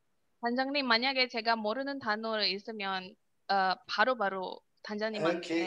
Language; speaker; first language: Korean; non-native, learner; Indonesian